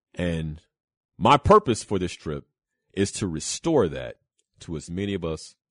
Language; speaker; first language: English; early bilingual, other home language; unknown